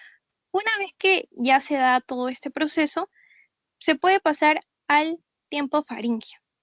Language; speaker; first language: Spanish; native; Spanish